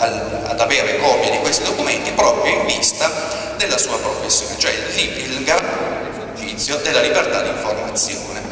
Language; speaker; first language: Italian; native; Italian